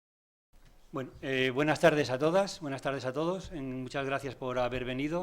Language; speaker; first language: Spanish; native; Spanish